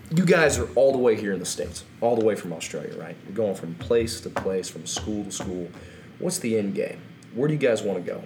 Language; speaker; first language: English; native; English